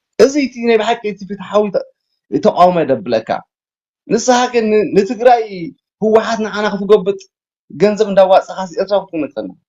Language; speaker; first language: Tigrinya; native; Tigrinya